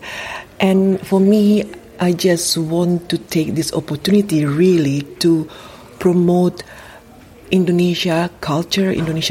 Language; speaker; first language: English; non-native, fluent; Indonesian